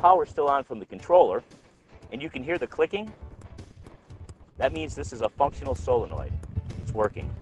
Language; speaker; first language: English; native; English